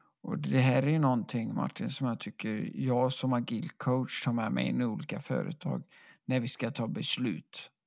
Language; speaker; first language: Swedish; native; Swedish